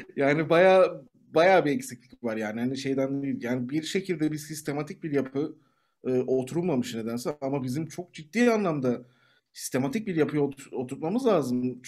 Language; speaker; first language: Turkish; native; Turkish